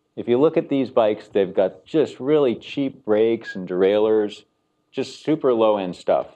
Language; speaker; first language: English; native; English